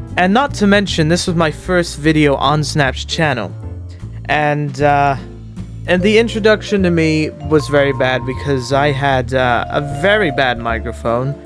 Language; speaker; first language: English; native; English